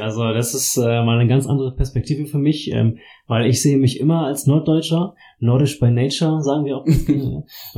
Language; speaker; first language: German; native; German